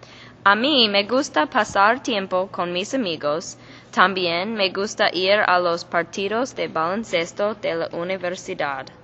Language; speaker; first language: Spanish; non-native, learner; English